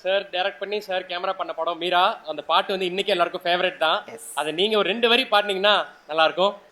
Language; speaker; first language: Tamil; native; Tamil